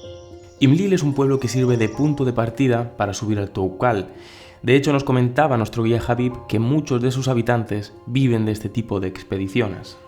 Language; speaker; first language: Spanish; native; Spanish